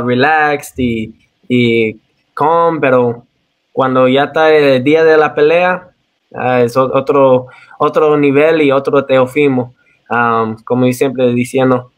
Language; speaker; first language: Spanish; early bilingual, heritage; Spanish